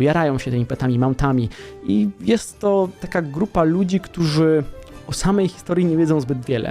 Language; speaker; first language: Polish; native; Polish